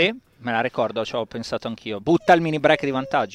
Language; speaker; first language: Italian; native; Italian